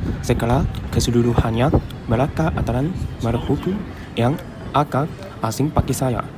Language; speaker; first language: Malay; non-native, learner; Chinese